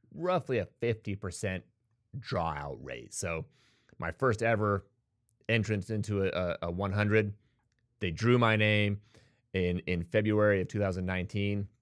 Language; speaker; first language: English; native; English